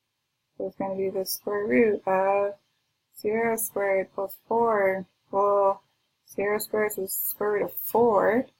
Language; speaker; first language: English; native; English